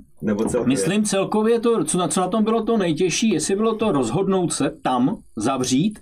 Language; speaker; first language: Czech; native; Czech